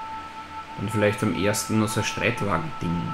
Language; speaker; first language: German; native; German